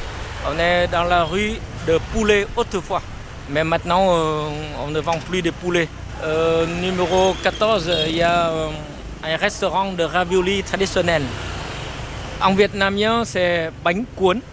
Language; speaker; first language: French; non-native, fluent; Vietnamese